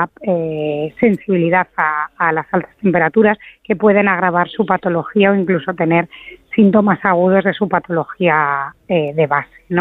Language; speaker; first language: Spanish; native; Spanish